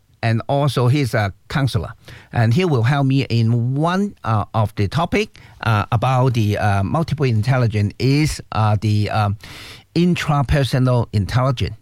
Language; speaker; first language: English; non-native, local second language; Cantonese